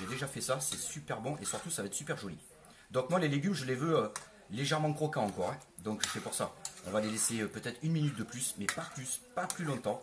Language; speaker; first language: French; native; French